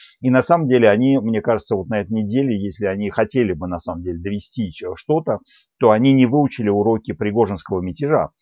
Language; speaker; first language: Russian; native; Russian